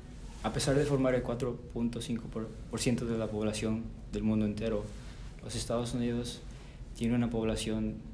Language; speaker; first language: Spanish; early bilingual, heritage; Spanish